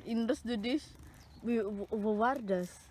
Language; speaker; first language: German; non-native, learner; Indonesian